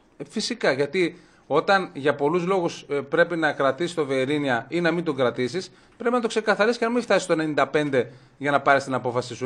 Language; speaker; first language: Greek; native; Greek